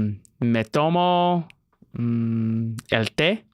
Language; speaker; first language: Spanish; non-native, learner; English